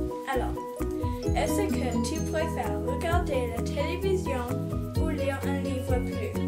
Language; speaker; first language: French; non-native, local second language; English